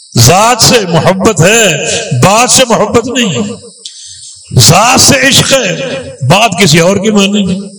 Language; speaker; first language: Urdu; native; Urdu